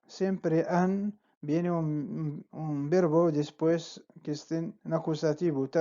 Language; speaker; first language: Spanish; non-native, fluent; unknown